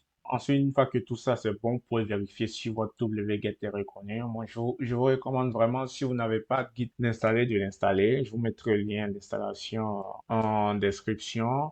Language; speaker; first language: French; native; French